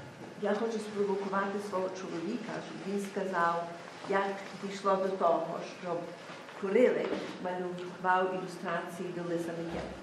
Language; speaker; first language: Ukrainian; early bilingual, heritage; Ukrainian